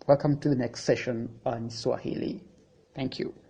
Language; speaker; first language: English; non-native, local second language; Swahili